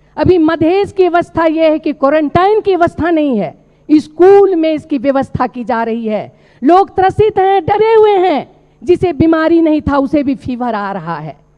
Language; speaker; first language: Hindi; non-native, local second language; Maithili